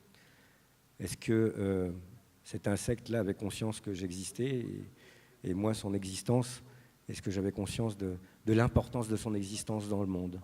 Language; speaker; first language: French; native; French